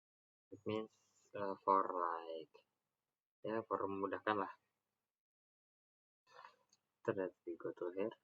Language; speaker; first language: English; non-native, learner; Indonesian